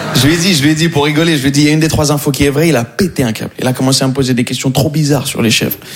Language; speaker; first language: French; native; French